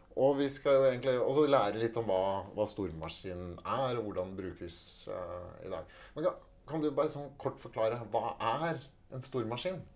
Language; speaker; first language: Norwegian; native; Norwegian